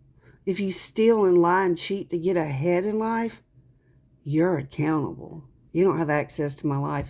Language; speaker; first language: English; native; English